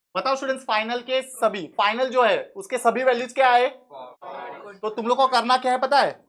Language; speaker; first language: Hindi; non-native, local second language; Marathi